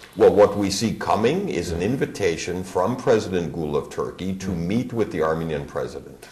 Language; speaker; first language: English; early bilingual, other home language; Armenian